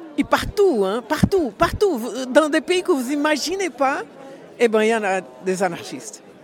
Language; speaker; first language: French; non-native, fluent; Portuguese